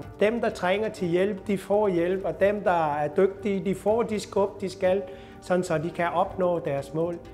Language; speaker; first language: Danish; non-native, fluent; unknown